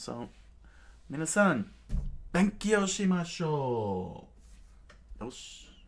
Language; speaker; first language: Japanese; non-native, learner; English